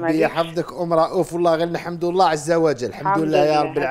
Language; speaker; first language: Arabic; native; Arabic